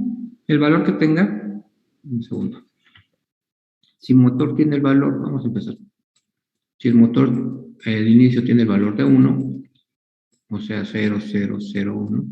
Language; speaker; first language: Spanish; native; Spanish